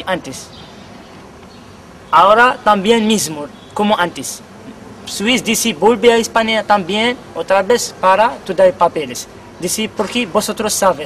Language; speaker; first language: Spanish; non-native, learner; Kabyle